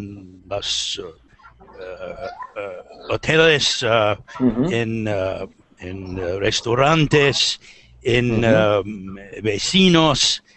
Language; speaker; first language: Spanish; non-native, learner; English